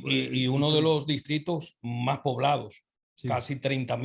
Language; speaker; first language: Spanish; native; Spanish